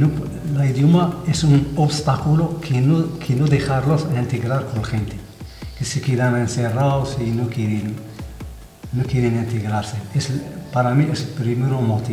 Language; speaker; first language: Spanish; non-native, fluent; Arabic